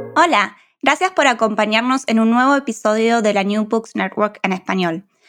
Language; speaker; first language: Spanish; native; Spanish